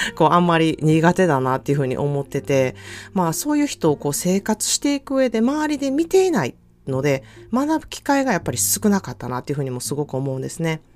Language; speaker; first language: Japanese; native; Japanese